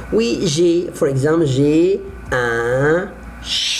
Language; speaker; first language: French; non-native, fluent; Arabic